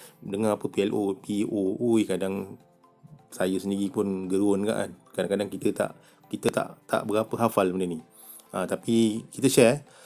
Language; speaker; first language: Malay; native; Malay